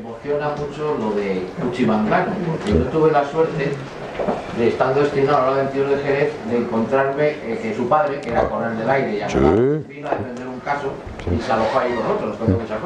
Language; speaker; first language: Spanish; native; Spanish